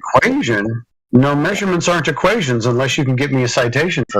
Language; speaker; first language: English; native; English